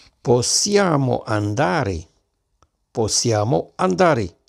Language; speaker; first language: Italian; non-native, learner; Arabic